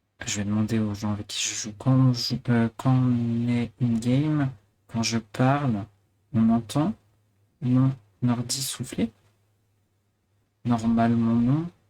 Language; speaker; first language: French; native; French